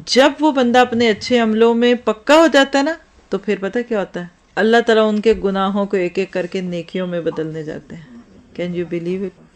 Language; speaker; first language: Urdu; native; Urdu